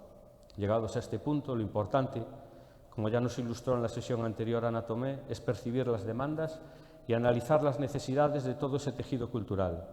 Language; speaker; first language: Spanish; native; Spanish